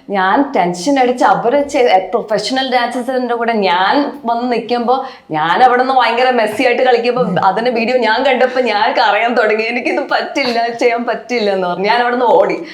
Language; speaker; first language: Malayalam; non-native, local second language; English